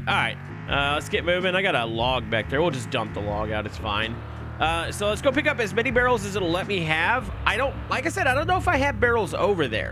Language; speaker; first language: English; native; English